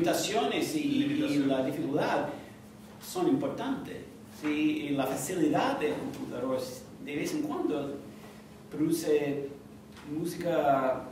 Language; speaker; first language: Spanish; non-native, fluent; English